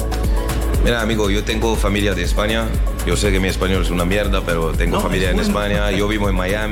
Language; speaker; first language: Spanish; non-native, learner; French